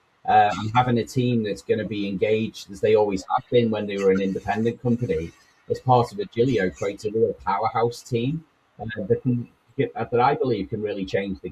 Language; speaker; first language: English; native; English